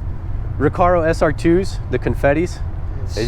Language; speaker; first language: English; native; English